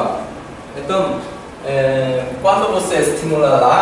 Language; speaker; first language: Portuguese; non-native, learner; Korean